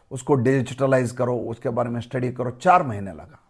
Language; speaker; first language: Hindi; non-native, local second language; Kannada